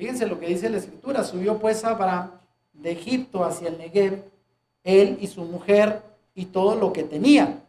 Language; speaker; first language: Spanish; native; Spanish